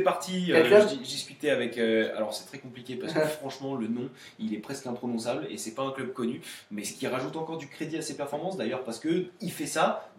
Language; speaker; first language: French; native; French